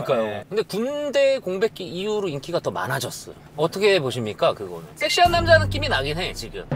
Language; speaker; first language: Korean; native; Korean